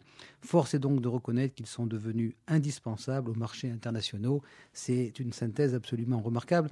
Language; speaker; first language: French; native; French